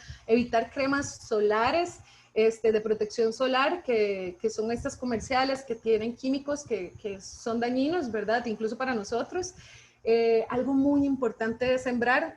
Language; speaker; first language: Spanish; native; Spanish